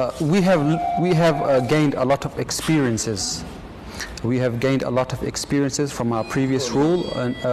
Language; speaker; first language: English; non-native, fluent; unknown